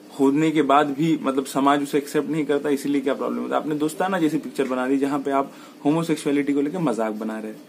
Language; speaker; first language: Hindi; non-native, local second language; Bangla